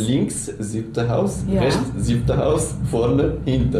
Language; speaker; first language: German; non-native, learner; Arabic